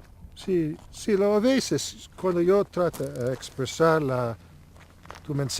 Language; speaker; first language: Spanish; non-native, learner; English